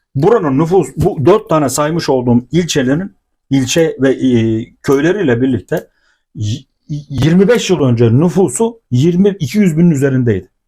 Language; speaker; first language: Turkish; native; Turkish